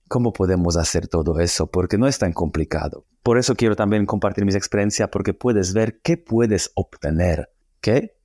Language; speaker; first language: Spanish; non-native, learner; Slovak